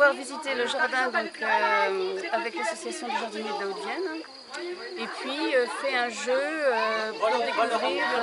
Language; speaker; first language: French; native; French